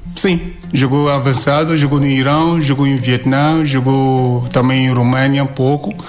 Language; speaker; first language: Portuguese; non-native, learner; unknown